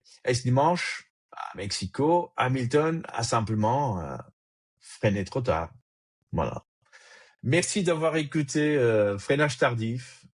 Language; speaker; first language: French; native; French